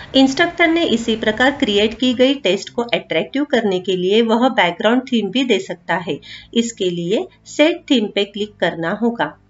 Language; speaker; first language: Hindi; non-native, local second language; Marathi